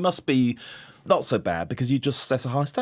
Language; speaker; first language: English; native; English